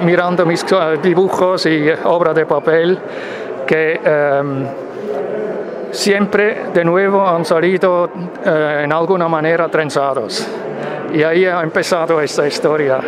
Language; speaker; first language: Spanish; non-native, fluent; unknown